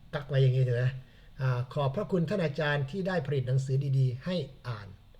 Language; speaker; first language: Thai; native; Thai